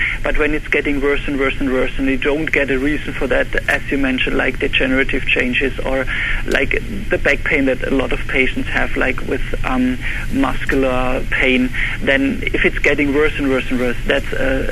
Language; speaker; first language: English; non-native, fluent; German